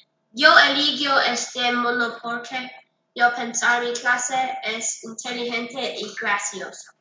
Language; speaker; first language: Spanish; non-native, learner; English